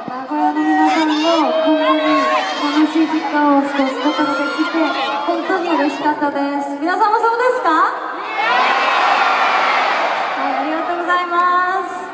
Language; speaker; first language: Japanese; non-native, learner; Korean